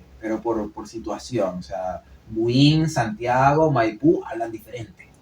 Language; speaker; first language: Spanish; native; Spanish